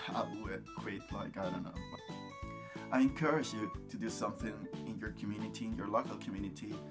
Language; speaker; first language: English; non-native, fluent; Spanish